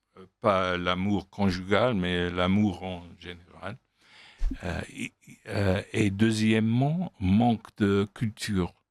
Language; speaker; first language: French; non-native, fluent; English